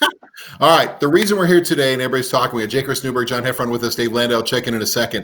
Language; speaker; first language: English; native; English